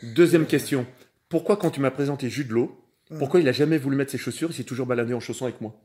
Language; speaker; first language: French; native; French